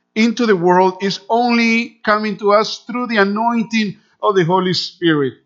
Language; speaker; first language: English; non-native, fluent; Spanish